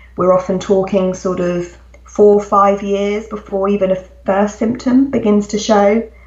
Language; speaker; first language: English; native; English